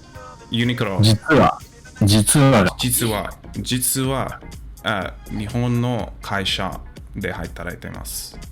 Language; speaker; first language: Japanese; non-native, learner; English